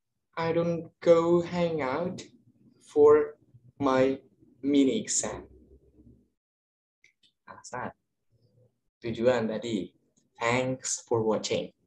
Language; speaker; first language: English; non-native, learner; Indonesian